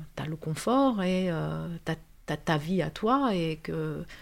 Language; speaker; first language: French; non-native, fluent; Romanian